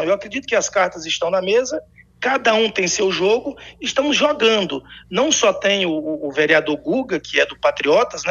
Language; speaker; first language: Portuguese; native; Portuguese